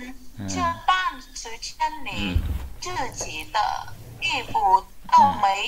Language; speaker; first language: Chinese; non-native, learner; Vietnamese